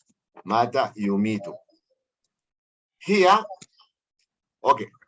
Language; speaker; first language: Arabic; native; Arabic